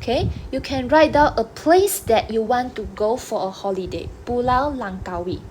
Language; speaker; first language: English; non-native, local second language; Malay